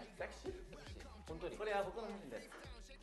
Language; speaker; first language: Japanese; non-native, learner; Korean